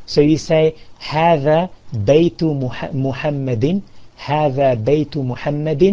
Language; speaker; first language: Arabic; non-native, fluent; English